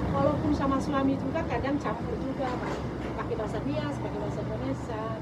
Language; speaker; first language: Indonesian; non-native, local second language; Nias